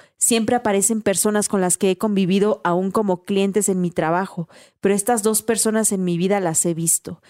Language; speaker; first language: Spanish; native; Spanish